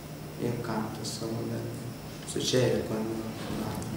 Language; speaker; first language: Italian; non-native, learner; Russian